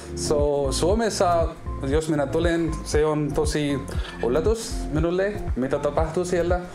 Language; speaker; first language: Finnish; non-native, learner; Urdu